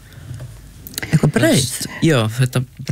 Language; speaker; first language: Icelandic; non-native, learner; Czech